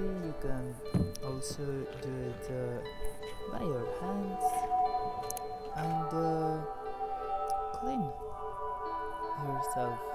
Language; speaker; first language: English; non-native, fluent; Greek